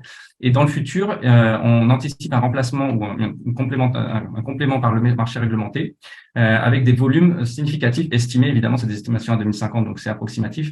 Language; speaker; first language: French; native; French